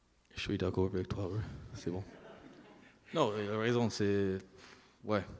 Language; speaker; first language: French; non-native, learner; English